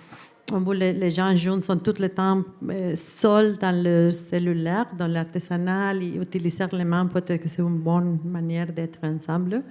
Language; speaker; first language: French; non-native, fluent; Spanish